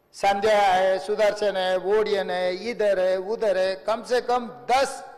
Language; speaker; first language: Hindi; non-native, local second language; Telugu